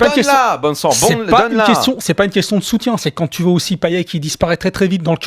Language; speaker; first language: French; native; French